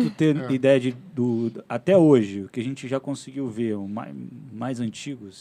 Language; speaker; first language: Portuguese; native; Portuguese